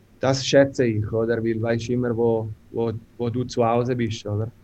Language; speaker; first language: German; non-native, local second language; Italian